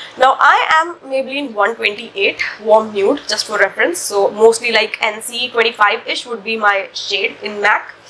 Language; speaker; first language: English; non-native, local second language; Hindi